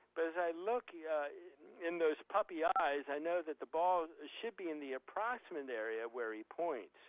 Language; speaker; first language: English; native; English